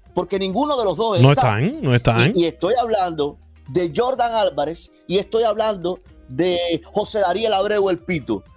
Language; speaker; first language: Spanish; native; Spanish